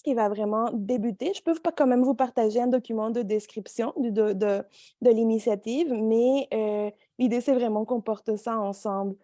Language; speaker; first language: French; native; French